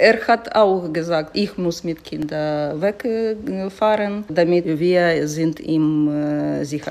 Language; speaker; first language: German; non-native, learner; Ukrainian